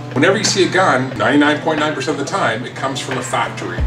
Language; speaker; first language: English; native; English